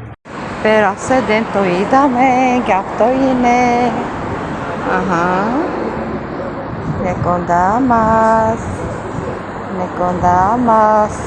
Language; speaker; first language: Greek; non-native, learner; Armenian